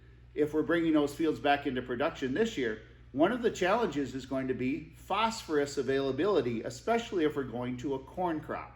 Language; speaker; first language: English; native; English